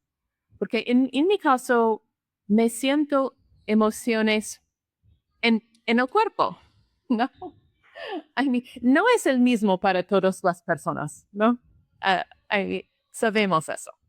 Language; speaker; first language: Spanish; non-native, learner; English